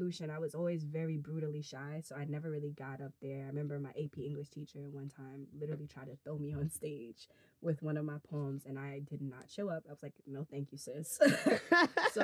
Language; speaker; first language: English; native; English